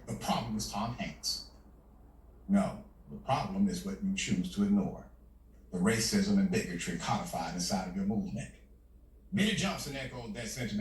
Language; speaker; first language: English; native; English